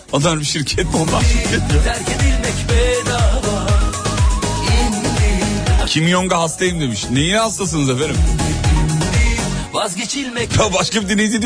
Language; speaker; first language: Turkish; native; Turkish